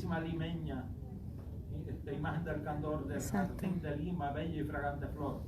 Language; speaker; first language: Spanish; native; Spanish